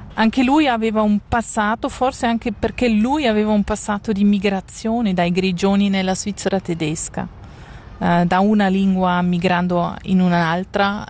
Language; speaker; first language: Italian; non-native, local second language; German